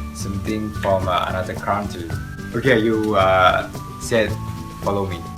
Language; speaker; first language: English; non-native, learner; Thai